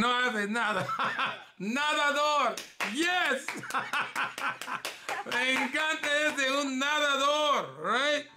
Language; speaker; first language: Spanish; early bilingual, heritage; English